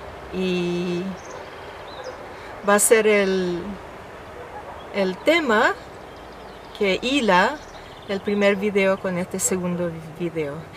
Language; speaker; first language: Spanish; non-native, fluent; Filipino